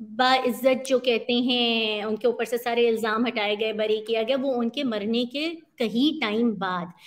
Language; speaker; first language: Urdu; native; Urdu